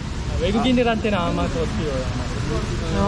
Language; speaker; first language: Korean; non-native, fluent; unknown